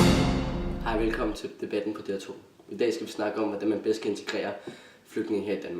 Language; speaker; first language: Danish; native; Danish